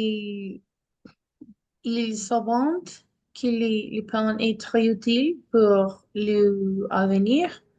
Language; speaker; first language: French; non-native, learner; Spanish